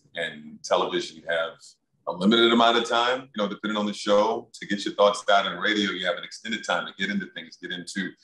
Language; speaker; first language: English; native; English